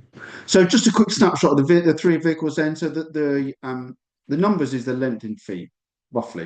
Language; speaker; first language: English; native; English